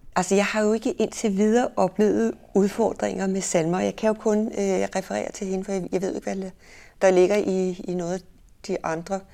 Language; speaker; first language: Danish; native; Danish